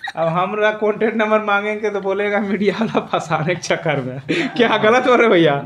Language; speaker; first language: Hindi; native; Hindi